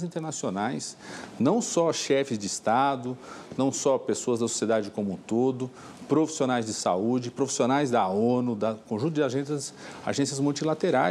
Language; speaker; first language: Portuguese; native; Portuguese